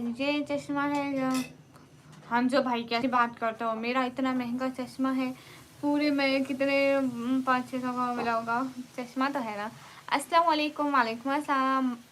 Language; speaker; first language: Urdu; non-native, local second language; Punjabi